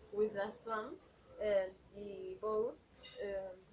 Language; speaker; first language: English; non-native, learner; Spanish